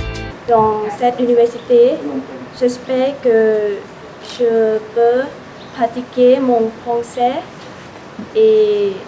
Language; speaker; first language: French; non-native, learner; Lao